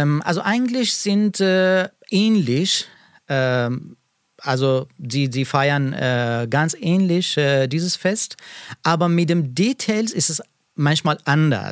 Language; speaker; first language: German; non-native, learner; Persian